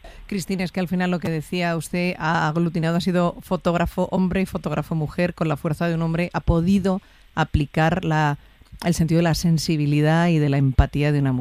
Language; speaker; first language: Spanish; native; Spanish